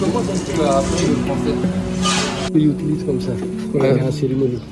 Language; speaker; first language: French; non-native, learner; Nepali